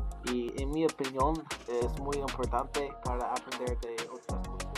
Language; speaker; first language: Spanish; non-native, learner; English